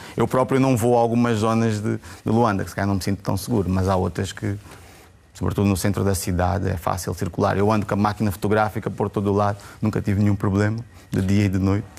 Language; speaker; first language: Portuguese; native; Portuguese